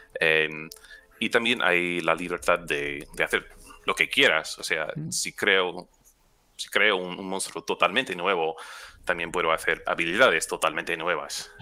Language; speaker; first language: Spanish; non-native, fluent; English